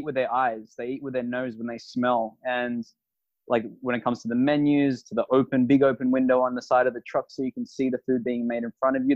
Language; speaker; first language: English; native; English